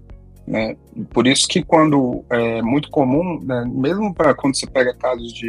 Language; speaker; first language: Portuguese; native; Portuguese